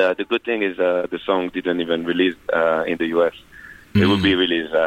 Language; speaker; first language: English; non-native, fluent; French